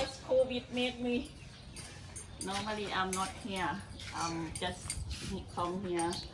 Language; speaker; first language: English; non-native, learner; Thai